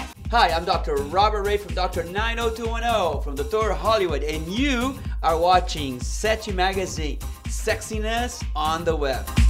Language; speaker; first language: English; early bilingual, other home language; Portuguese